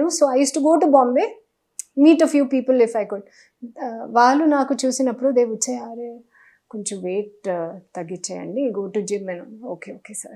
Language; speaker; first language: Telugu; non-native, local second language; Hindi